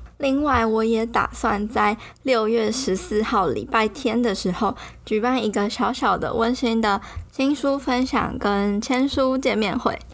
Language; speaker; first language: Chinese; native; Chinese